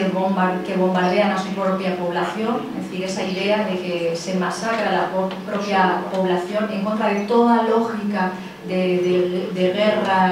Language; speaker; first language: Spanish; native; Spanish